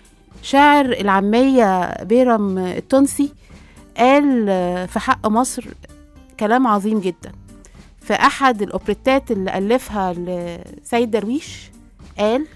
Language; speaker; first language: Arabic; native; Arabic